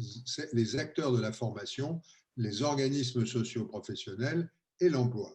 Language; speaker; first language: French; native; French